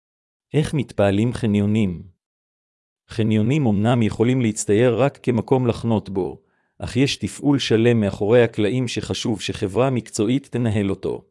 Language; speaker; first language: Hebrew; native; Hebrew